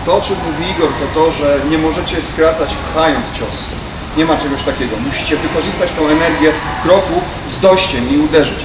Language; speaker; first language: Polish; native; Polish